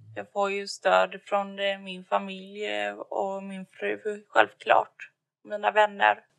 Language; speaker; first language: Swedish; native; Swedish